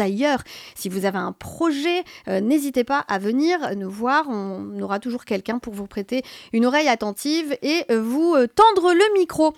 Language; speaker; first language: French; native; French